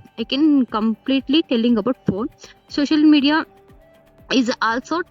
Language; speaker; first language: English; non-native, learner; Kannada